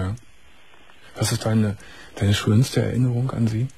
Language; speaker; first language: German; native; German